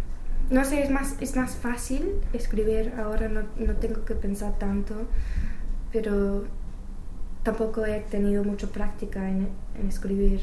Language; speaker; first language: Spanish; non-native, learner; English